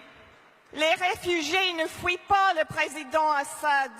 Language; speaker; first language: French; non-native, fluent; English